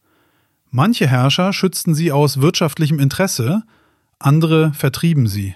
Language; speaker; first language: German; native; German